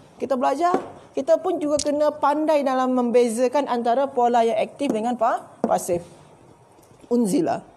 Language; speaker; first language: Malay; native; Malay